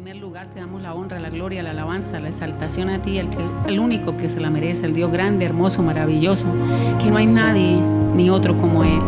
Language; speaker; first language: Spanish; native; Spanish